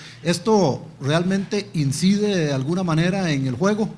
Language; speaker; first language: Spanish; native; Spanish